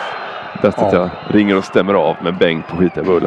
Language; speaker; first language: Swedish; native; Swedish